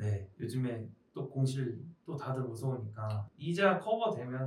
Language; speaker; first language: Korean; native; Korean